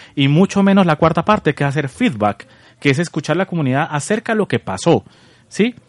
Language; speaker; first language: Spanish; native; Spanish